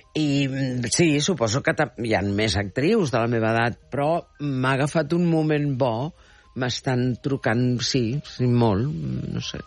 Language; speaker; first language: Catalan; early bilingual, heritage; Catalan